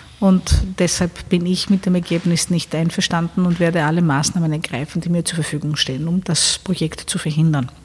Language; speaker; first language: German; non-native, fluent; Greek